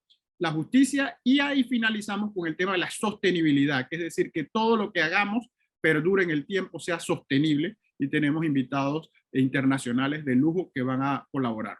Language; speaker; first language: Spanish; native; Spanish